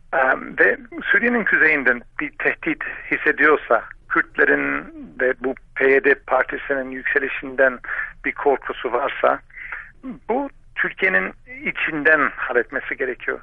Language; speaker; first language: Turkish; non-native, fluent; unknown